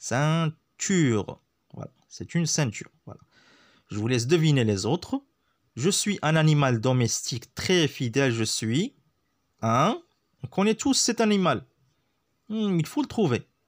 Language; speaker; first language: French; non-native, local second language; Arabic